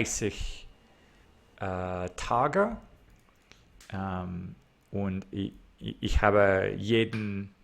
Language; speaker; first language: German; non-native, learner; English